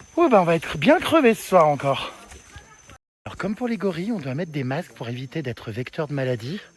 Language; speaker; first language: French; native; French